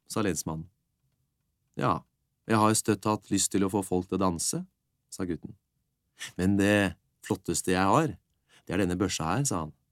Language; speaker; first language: Norwegian; native; Norwegian